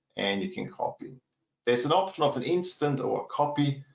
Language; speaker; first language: English; non-native, fluent; German